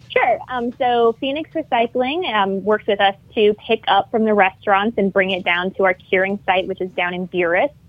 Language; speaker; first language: English; native; English